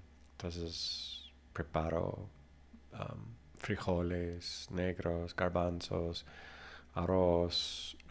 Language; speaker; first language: Spanish; non-native, fluent; English